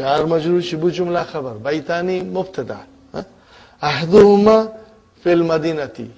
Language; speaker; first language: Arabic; non-native, fluent; English